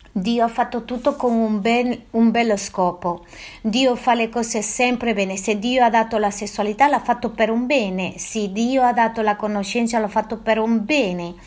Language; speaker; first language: Italian; non-native, fluent; Spanish